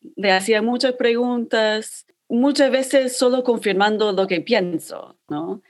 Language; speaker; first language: Spanish; non-native, fluent; English